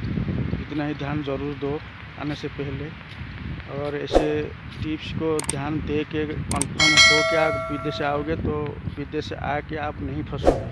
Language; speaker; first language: Hindi; non-native, local second language; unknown